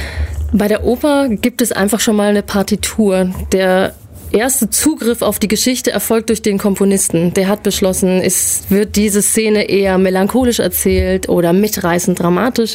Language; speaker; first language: German; native; German